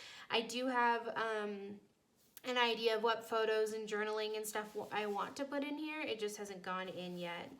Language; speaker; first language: English; native; English